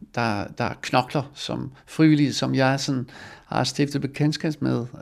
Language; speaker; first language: Danish; non-native, fluent; Dutch